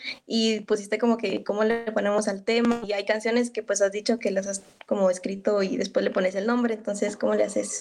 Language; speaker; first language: Spanish; native; Spanish